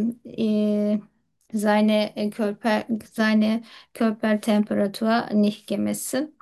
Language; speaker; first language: German; non-native, learner; Turkish